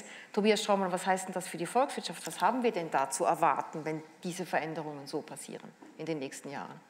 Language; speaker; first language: German; native; German